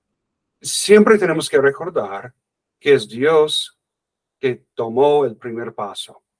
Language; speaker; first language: Spanish; non-native, fluent; English